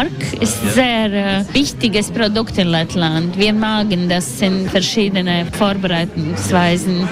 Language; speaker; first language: German; non-native, fluent; Latvian